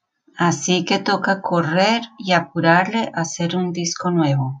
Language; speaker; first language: Spanish; native; Spanish